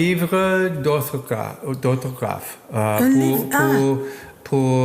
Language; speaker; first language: French; non-native, learner; English